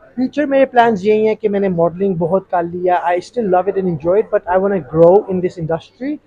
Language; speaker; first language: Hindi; early bilingual, heritage; Urdu